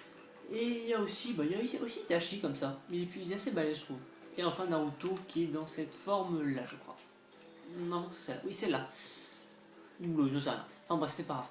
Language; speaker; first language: French; native; French